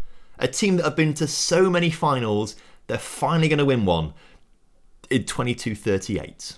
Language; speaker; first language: English; native; English